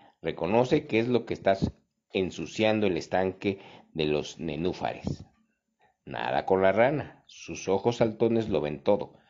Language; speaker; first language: Spanish; native; Spanish